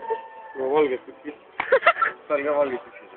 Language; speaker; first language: Estonian; native; Estonian